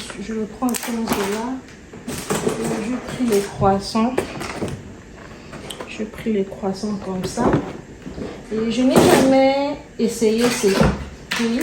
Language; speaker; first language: French; non-native, local second language; Lingala